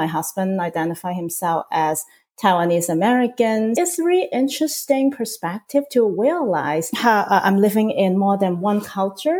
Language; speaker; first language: English; non-native, local second language; Cantonese